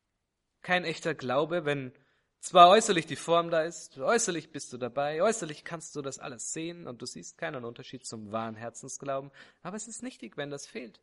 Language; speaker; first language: German; native; German